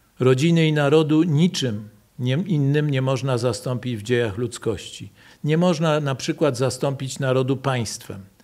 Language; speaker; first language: Polish; native; Polish